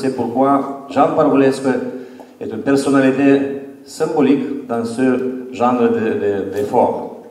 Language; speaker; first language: French; non-native, fluent; Romanian